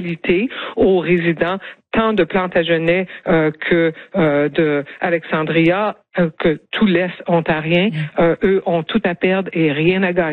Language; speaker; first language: French; native; French